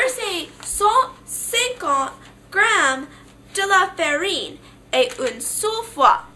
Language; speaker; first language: French; non-native, learner; English